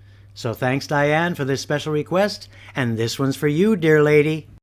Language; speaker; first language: English; native; English